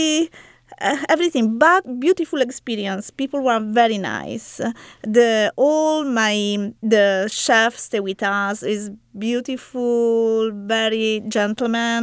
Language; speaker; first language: English; non-native, learner; Italian